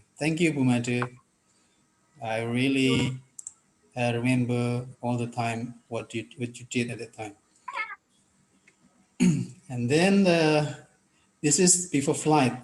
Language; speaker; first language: English; non-native, fluent; Indonesian